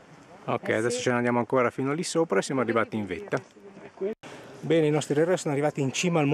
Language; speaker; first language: Italian; native; Italian